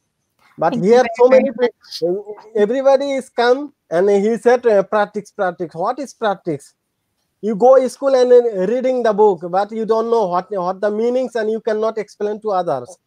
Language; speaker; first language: English; non-native, learner; Bangla